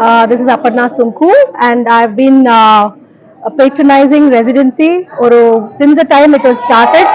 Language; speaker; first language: English; non-native, local second language; Tamil